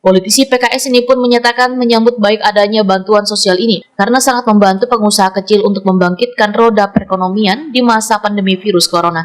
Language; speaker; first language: Indonesian; non-native, local second language; Banjar